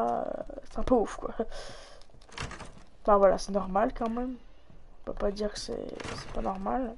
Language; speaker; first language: French; native; French